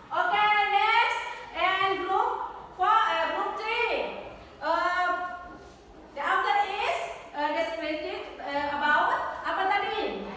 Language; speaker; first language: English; non-native, learner; Indonesian